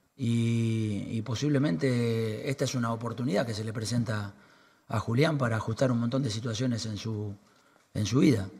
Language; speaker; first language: Spanish; native; Spanish